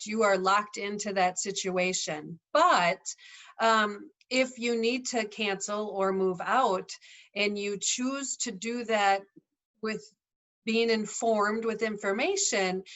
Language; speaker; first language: English; native; English